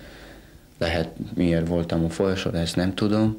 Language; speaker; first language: Hungarian; non-native, learner; Romanian